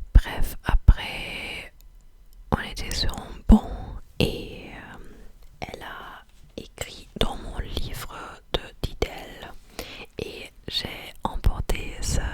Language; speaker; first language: French; non-native, fluent; English